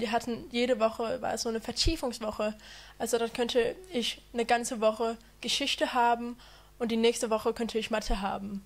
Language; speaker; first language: German; non-native, fluent; Danish